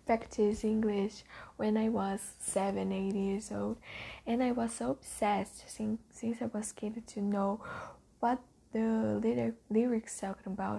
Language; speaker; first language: English; non-native, learner; Portuguese